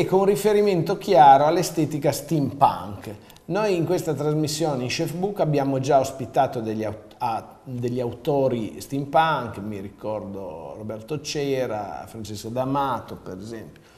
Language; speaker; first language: Italian; native; Italian